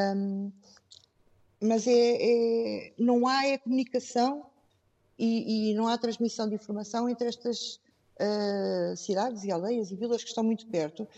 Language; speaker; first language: Portuguese; native; Portuguese